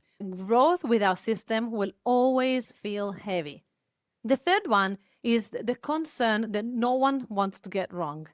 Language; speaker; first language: English; non-native, fluent; Italian